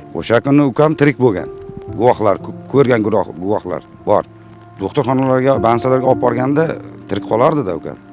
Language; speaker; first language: Uzbek; native; Uzbek